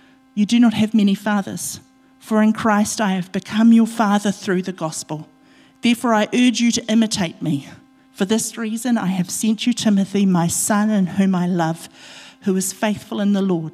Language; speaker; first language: English; native; English